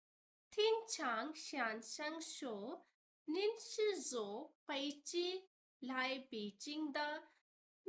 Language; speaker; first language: Chinese; non-native, fluent; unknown